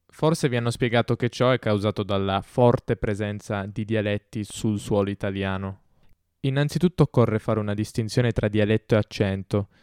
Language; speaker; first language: Italian; native; Italian